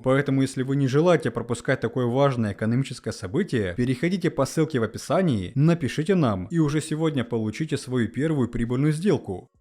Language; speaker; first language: Russian; native; Russian